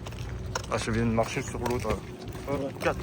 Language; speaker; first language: French; native; French